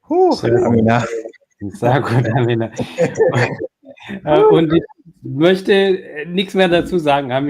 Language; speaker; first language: German; non-native, learner; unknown